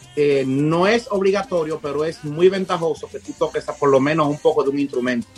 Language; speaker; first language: Spanish; native; Spanish